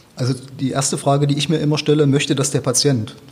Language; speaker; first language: German; native; German